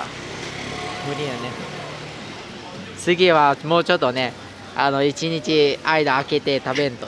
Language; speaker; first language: Japanese; non-native, fluent; Vietnamese